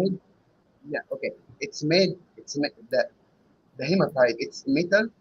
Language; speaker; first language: English; non-native, learner; Arabic